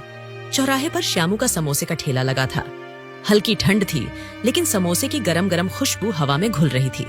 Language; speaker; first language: Hindi; native; Hindi